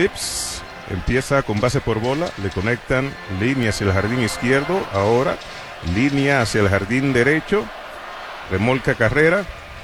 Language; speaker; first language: Spanish; native; Spanish